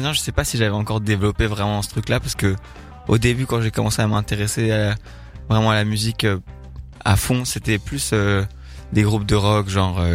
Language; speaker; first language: French; native; French